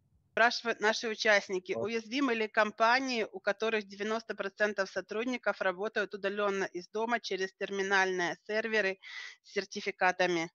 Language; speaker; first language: Russian; native; Russian